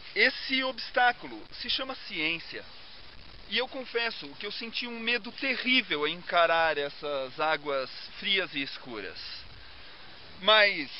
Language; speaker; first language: Portuguese; native; Portuguese